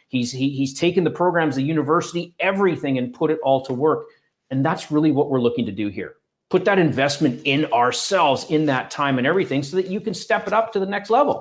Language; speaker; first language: English; native; English